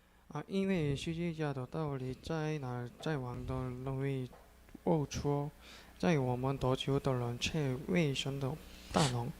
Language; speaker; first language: Chinese; non-native, learner; Korean